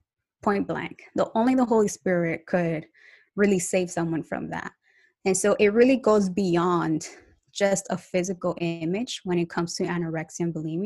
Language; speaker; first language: English; native; English